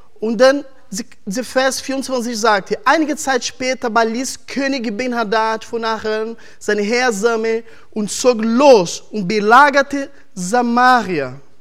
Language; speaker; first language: German; non-native, fluent; Portuguese